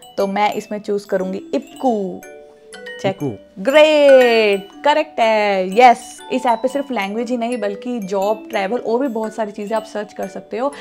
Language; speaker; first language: Hindi; native; Hindi